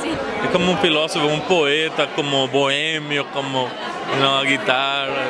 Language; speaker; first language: Portuguese; non-native, learner; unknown